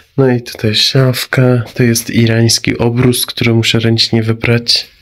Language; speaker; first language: Polish; non-native, fluent; Persian